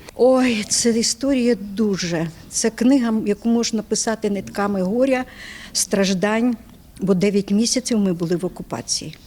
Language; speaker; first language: Ukrainian; non-native, local second language; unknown